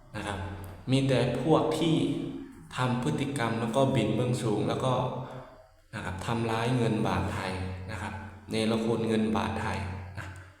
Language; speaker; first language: Thai; native; Thai